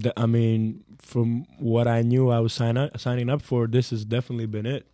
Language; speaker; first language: English; non-native, fluent; Serbian